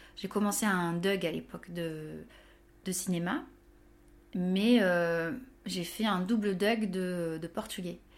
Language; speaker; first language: French; native; French